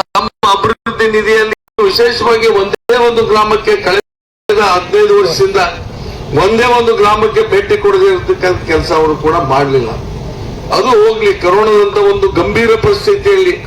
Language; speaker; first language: Kannada; native; Kannada